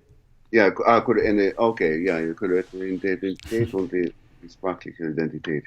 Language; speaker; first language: German; non-native, learner; English